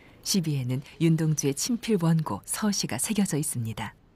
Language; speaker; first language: Korean; non-native, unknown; Japanese